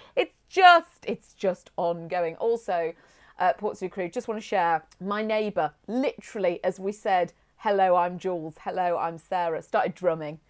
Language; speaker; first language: English; native; English